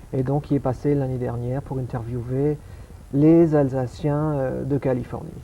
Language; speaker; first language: French; non-native, local second language; Swiss German